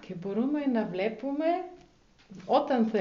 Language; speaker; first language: Greek; non-native, learner; German